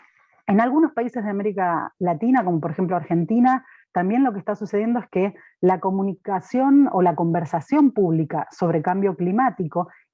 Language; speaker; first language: Spanish; native; Spanish